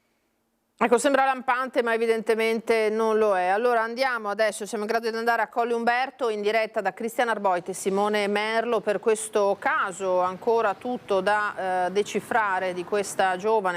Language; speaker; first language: Italian; native; Italian